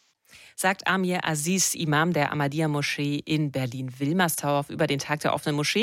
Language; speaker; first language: German; native; German